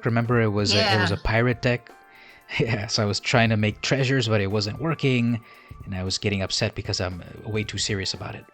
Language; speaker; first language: English; native; English